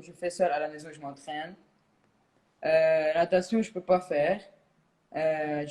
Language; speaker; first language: French; non-native, local second language; Arabic